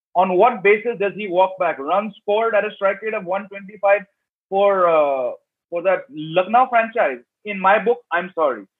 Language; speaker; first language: English; native; English